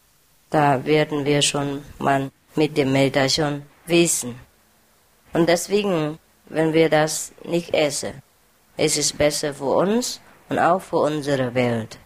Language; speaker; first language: German; non-native, learner; Vietnamese